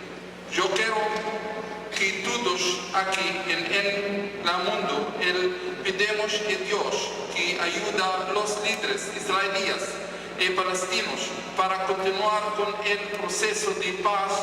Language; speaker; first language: Spanish; non-native, fluent; Hebrew